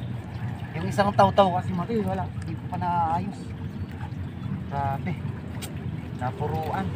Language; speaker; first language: Filipino; native; Filipino